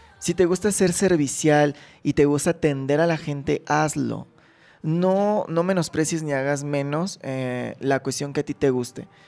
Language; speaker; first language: Spanish; native; Spanish